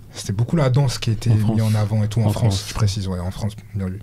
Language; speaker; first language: French; native; French